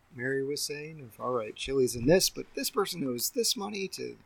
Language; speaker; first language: English; native; English